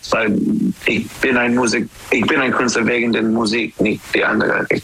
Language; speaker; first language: German; non-native, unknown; English